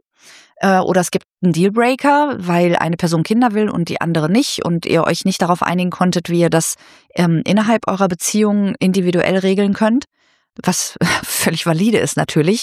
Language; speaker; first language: German; native; German